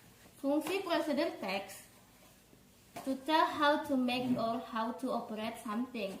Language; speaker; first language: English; non-native, fluent; Indonesian